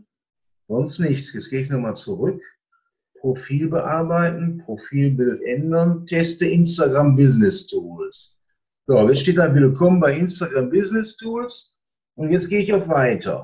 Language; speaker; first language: German; native; German